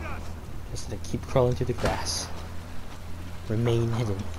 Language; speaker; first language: English; native; English